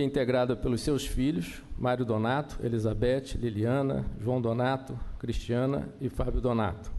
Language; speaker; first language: Portuguese; native; Portuguese